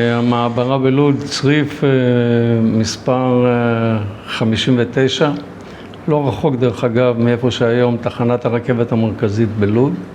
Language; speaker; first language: Hebrew; early bilingual, other home language; Polish